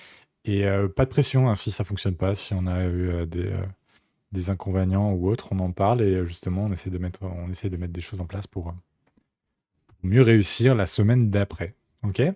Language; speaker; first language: French; native; French